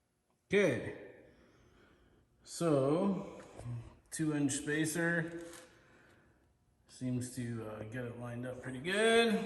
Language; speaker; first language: English; native; English